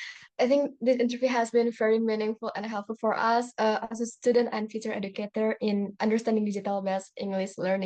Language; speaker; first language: English; non-native, learner; Indonesian